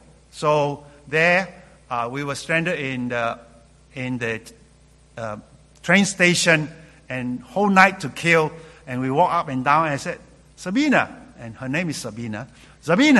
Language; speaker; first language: English; non-native, local second language; Cantonese